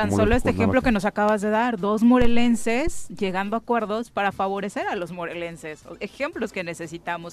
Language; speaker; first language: Spanish; native; Spanish